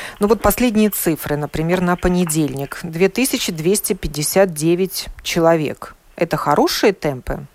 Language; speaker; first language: Russian; native; Russian